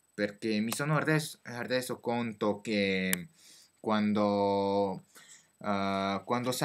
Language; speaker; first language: Italian; non-native, learner; French